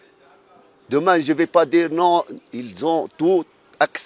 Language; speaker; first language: French; non-native, fluent; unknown